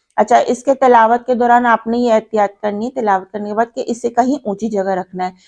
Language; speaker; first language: Urdu; native; Urdu